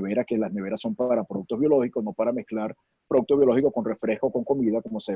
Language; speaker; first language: Spanish; native; Spanish